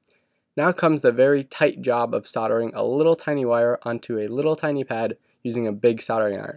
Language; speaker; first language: English; native; English